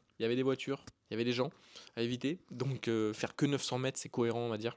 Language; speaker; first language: French; native; French